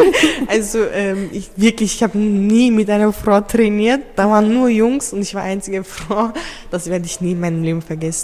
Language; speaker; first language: German; early bilingual, other home language; Turkish